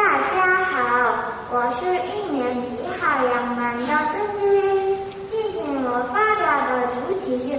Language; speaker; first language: Chinese; non-native, learner; Korean